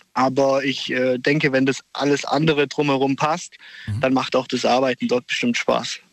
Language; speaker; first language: German; early bilingual, other home language; Italian